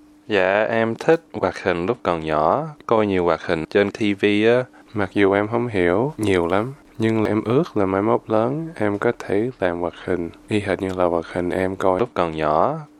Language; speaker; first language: Vietnamese; early bilingual, heritage; Vietnamese